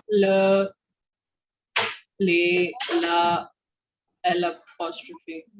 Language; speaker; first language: French; non-native, learner; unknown